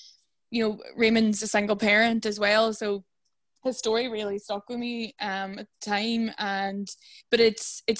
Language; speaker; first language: English; native; English